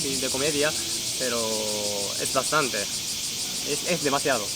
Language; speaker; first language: Spanish; non-native, learner; Japanese